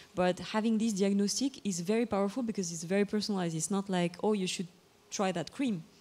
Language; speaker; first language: English; non-native, fluent; Bulgarian